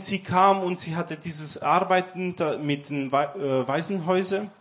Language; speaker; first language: German; non-native, learner; Romanian